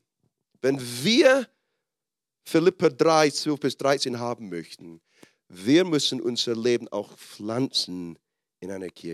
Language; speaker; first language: German; non-native, fluent; English